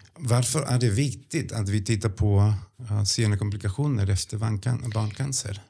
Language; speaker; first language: Swedish; non-native, fluent; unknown